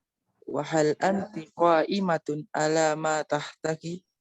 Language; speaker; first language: Arabic; non-native, learner; Indonesian